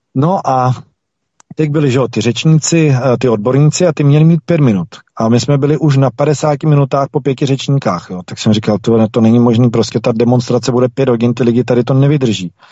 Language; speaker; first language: Czech; native; Czech